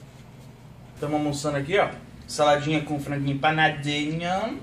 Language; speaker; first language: Portuguese; native; Portuguese